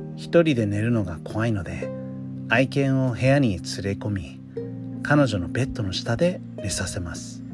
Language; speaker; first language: Japanese; non-native, fluent; English